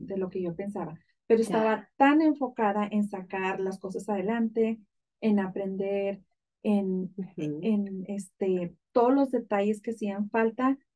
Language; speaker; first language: Spanish; native; Spanish